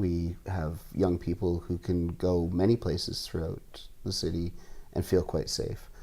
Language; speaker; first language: English; native; English